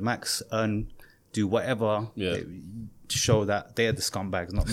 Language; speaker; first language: English; native; English